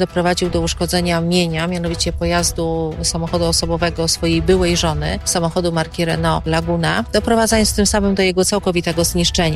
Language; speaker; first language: Polish; native; Polish